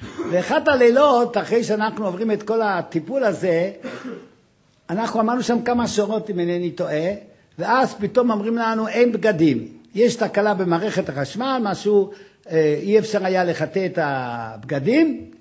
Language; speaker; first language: Hebrew; non-native, fluent; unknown